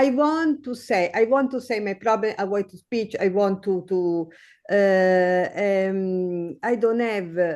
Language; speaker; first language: English; non-native, learner; Italian